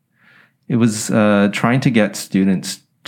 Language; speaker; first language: English; native; English